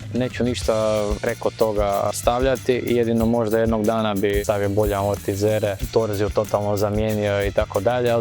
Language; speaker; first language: Croatian; native; Croatian